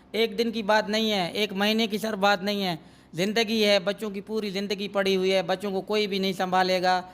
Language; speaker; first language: Urdu; non-native, local second language; Saraiki